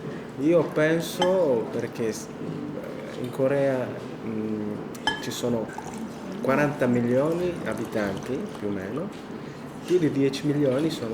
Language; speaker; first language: Italian; non-native, fluent; Korean